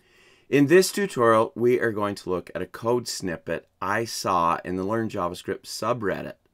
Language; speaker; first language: English; native; English